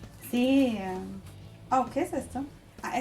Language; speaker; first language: Spanish; non-native, learner; English